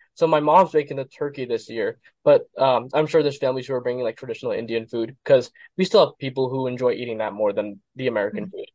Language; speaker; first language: English; native; English